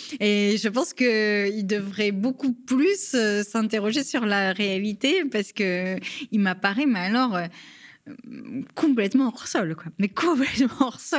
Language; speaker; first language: French; native; French